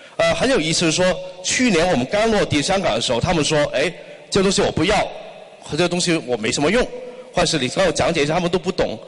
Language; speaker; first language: Chinese; non-native, local second language; Cantonese